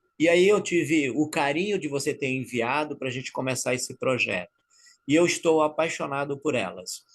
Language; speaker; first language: Portuguese; native; Portuguese